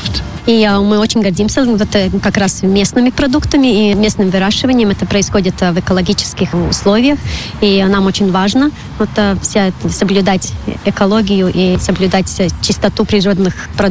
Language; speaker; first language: Russian; non-native, local second language; Latvian